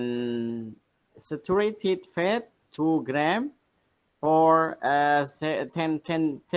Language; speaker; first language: English; non-native, learner; Indonesian